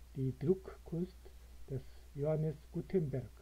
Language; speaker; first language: German; non-native, learner; Korean